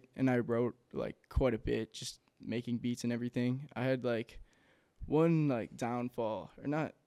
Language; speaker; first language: English; native; English